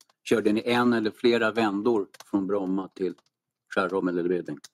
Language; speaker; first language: Swedish; native; Swedish